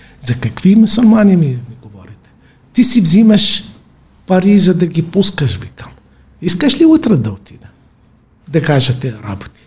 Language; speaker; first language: Bulgarian; non-native, fluent; Arabic